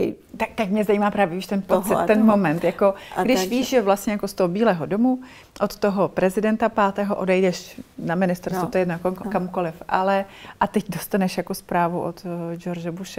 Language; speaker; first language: Czech; native; Czech